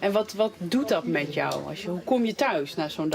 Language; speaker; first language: Dutch; native; Dutch